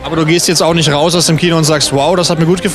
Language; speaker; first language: German; native; German